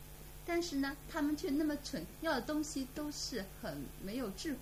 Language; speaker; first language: Chinese; native; Chinese